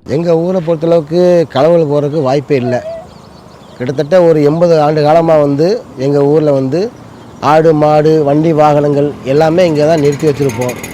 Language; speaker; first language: Tamil; native; Tamil